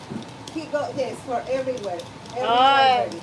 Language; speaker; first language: English; non-native, learner; Spanish